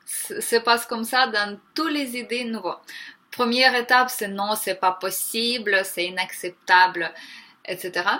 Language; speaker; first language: French; non-native, learner; Ukrainian